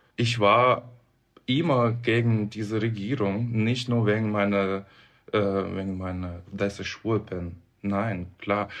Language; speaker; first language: German; non-native, fluent; Russian